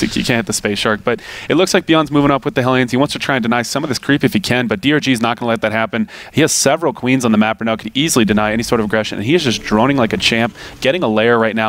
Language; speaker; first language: English; native; English